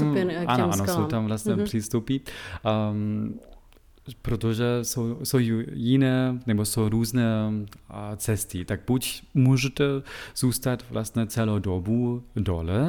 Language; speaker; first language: Czech; non-native, fluent; German